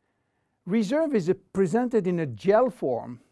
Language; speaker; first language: English; non-native, fluent; French